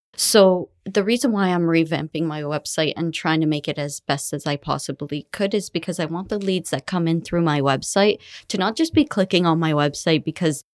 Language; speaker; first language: English; early bilingual, other home language; Arabic